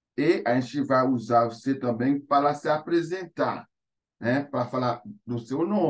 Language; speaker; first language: Portuguese; non-native, fluent; Haitian Creole